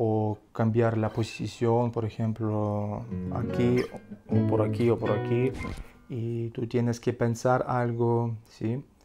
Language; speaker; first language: Spanish; non-native, learner; Russian